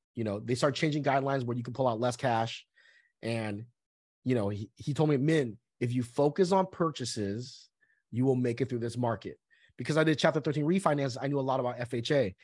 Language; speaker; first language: English; early bilingual, other home language; Vietnamese